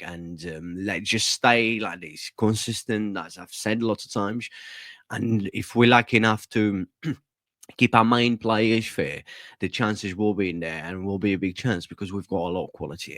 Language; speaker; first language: English; non-native, fluent; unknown